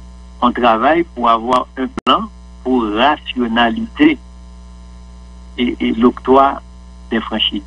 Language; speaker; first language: French; non-native, local second language; Haitian Creole